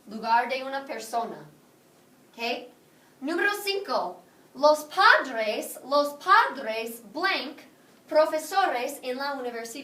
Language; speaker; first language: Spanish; non-native, fluent; English